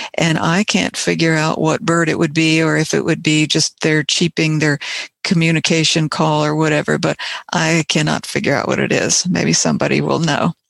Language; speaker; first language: English; native; English